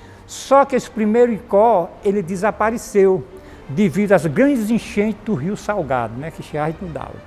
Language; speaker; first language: Portuguese; native; Portuguese